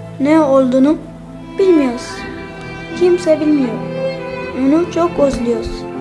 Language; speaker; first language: Turkish; early bilingual, other home language; Arabic